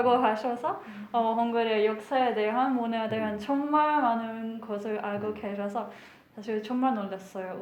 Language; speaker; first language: Korean; non-native, fluent; Hungarian